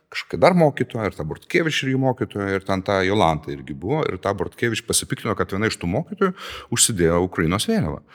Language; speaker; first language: Lithuanian; native; Lithuanian